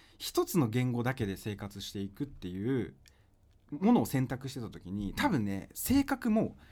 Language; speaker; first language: Japanese; early bilingual, other home language; Portuguese